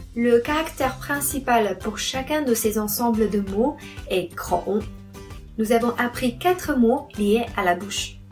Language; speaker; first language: French; non-native, fluent; Chinese